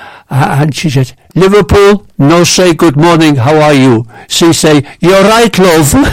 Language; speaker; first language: English; native; English